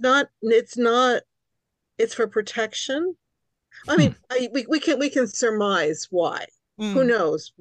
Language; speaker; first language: English; early bilingual, other home language; Hungarian